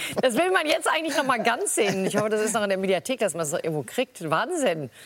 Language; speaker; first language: German; native; German